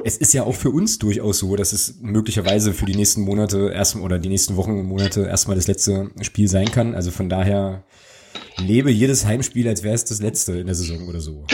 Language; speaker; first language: German; native; German